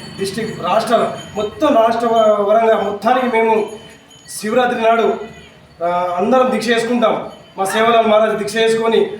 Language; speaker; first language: Telugu; non-native, local second language; Lambadi